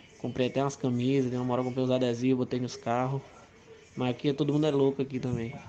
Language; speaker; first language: Portuguese; native; Portuguese